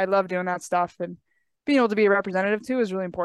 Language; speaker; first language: English; native; English